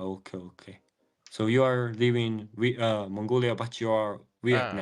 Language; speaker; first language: English; non-native, learner; Mongolian